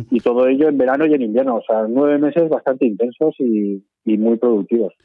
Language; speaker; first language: Spanish; native; Spanish